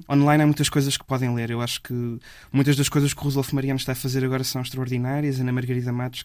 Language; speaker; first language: Portuguese; native; Portuguese